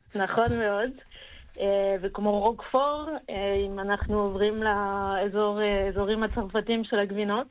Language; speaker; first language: Hebrew; non-native, fluent; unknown